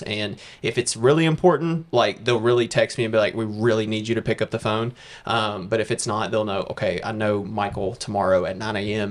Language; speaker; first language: English; native; English